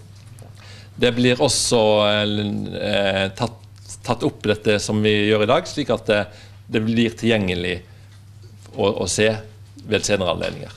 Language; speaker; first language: Norwegian; native; Norwegian